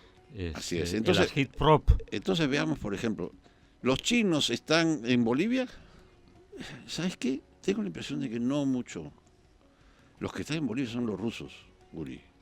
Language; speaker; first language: Spanish; native; Spanish